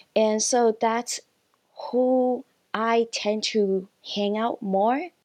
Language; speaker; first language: English; non-native, local second language; Cantonese